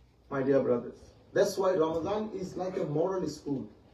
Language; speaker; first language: English; non-native, local second language; Bangla